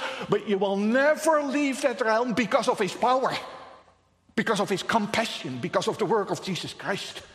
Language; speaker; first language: English; non-native, fluent; Dutch